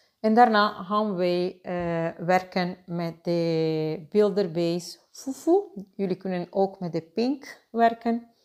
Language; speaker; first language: Dutch; non-native, fluent; Spanish